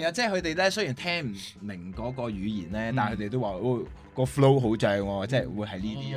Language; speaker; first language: Cantonese; native; Cantonese